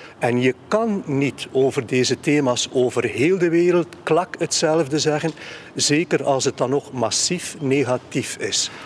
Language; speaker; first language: Dutch; native; Dutch